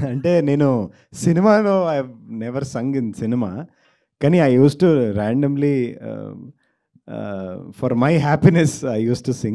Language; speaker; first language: Telugu; non-native, learner; Kannada